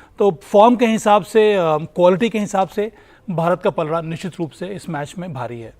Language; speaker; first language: Hindi; native; Hindi